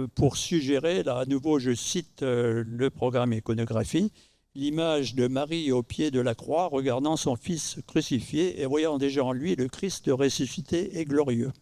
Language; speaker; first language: French; native; French